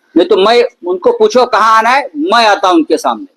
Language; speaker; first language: Hindi; non-native, local second language; Marathi